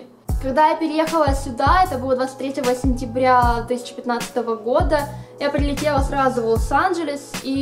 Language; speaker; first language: Russian; native; Russian